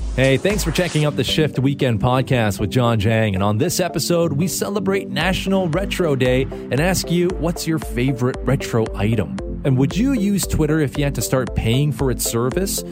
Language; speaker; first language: English; native; English